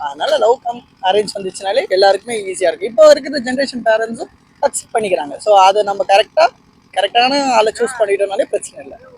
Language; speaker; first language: Tamil; native; Tamil